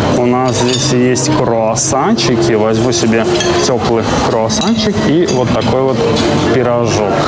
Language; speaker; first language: Russian; native; Russian